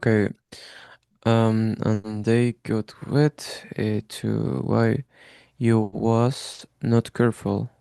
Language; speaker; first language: English; non-native, learner; Spanish